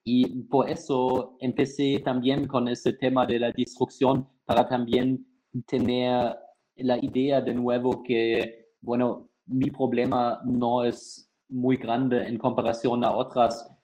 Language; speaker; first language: Spanish; non-native, fluent; German